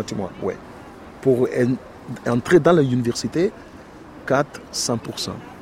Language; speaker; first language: French; non-native, learner; Portuguese